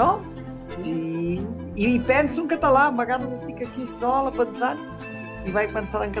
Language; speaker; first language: Catalan; non-native, fluent; Spanish